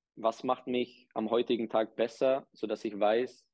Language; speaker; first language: German; early bilingual, other home language; Czech